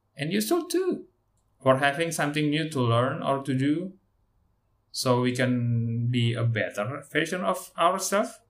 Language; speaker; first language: English; non-native, learner; Indonesian